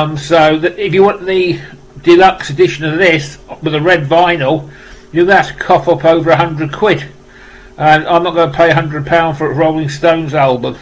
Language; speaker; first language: English; native; English